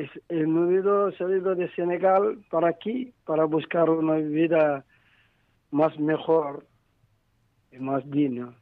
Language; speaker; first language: Spanish; non-native, learner; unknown